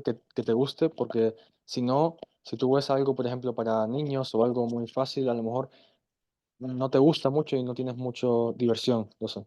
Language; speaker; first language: Spanish; non-native, fluent; German